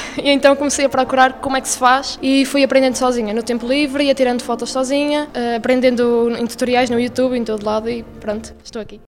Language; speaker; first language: Portuguese; native; Portuguese